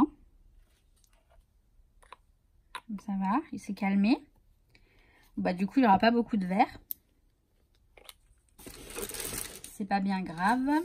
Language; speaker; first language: French; native; French